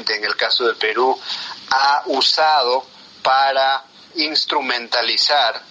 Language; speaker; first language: Spanish; non-native, local second language; Quechua